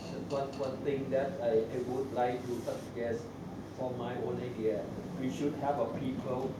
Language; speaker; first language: English; non-native, learner; Thai